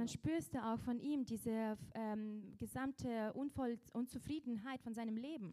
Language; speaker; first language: German; non-native, local second language; Russian